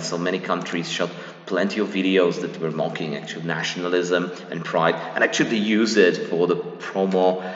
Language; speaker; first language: English; non-native, fluent; Slovak